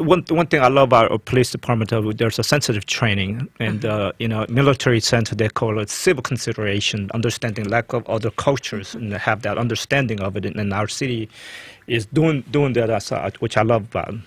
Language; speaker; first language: English; non-native, fluent; Korean